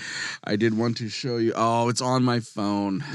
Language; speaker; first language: English; native; English